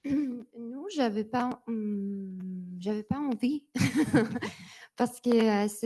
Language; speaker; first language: French; non-native, learner; Persian